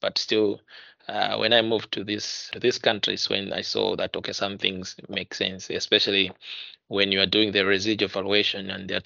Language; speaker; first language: English; non-native, local second language; Nyanja